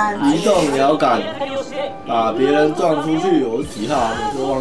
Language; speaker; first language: Chinese; native; Chinese